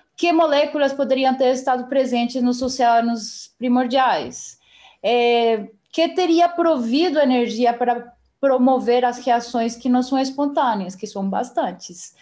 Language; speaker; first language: Portuguese; non-native, fluent; Spanish